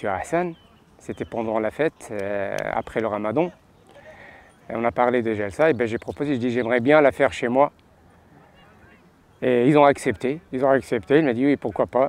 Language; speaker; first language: French; non-native, local second language; Arabic